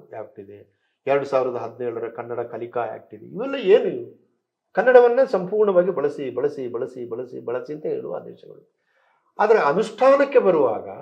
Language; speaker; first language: Kannada; native; Kannada